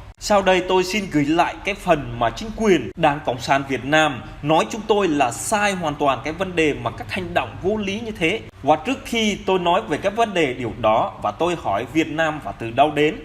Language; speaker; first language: Vietnamese; non-native, local second language; Jarai